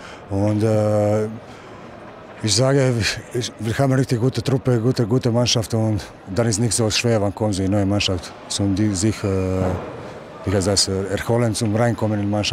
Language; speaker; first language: German; non-native, learner; Croatian